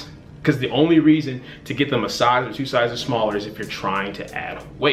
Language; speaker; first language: English; native; English